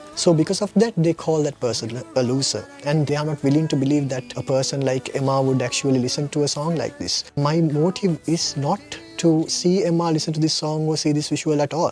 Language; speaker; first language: English; non-native, local second language; Sinhala